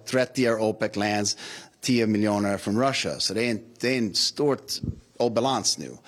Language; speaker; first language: Swedish; non-native, fluent; English